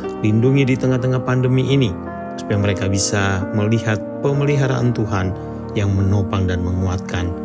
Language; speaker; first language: Indonesian; native; Indonesian